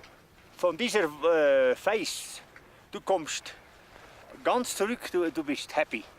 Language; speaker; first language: German; non-native, learner; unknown